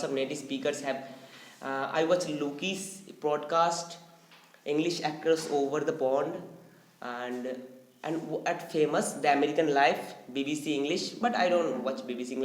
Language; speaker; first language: English; non-native, learner; Bangla